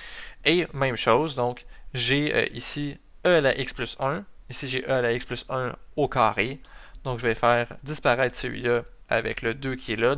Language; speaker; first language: French; native; French